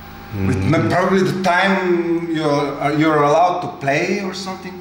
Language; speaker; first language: English; non-native, fluent; Bulgarian